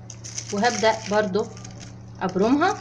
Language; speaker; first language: Arabic; native; Arabic